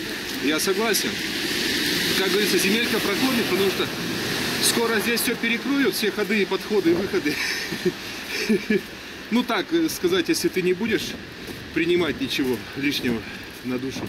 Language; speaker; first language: Russian; native; Russian